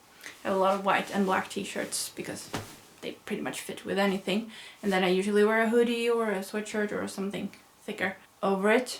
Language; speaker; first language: English; non-native, fluent; Swedish